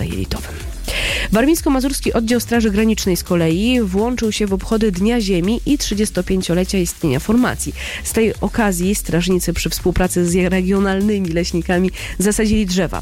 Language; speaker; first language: Polish; native; Polish